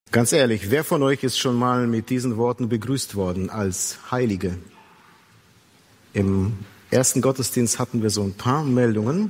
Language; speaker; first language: German; native; German